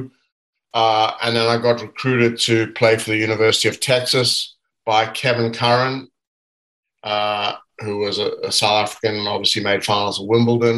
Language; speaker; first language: English; native; English